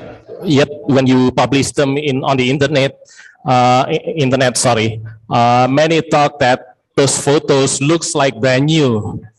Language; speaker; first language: English; non-native, learner; Indonesian